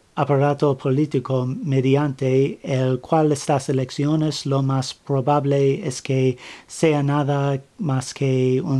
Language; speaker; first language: Spanish; non-native, learner; English